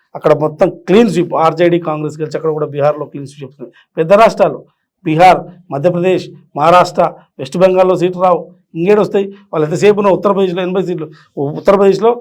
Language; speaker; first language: Telugu; native; Telugu